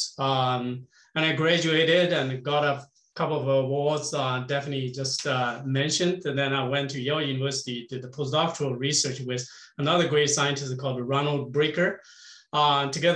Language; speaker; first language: English; non-native, fluent; Chinese